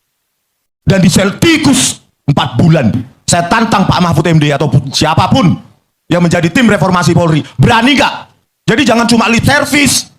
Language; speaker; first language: Indonesian; native; Indonesian